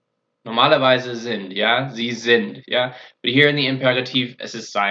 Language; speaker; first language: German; non-native, fluent; English